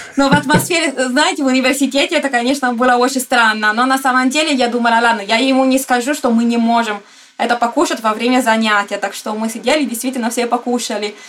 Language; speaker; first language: Russian; non-native, fluent; Italian